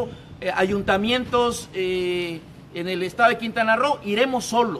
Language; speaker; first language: Spanish; native; Spanish